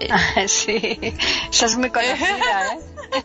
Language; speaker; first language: Spanish; native; Spanish